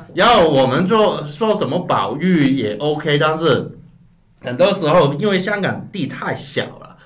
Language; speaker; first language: Chinese; non-native, local second language; Cantonese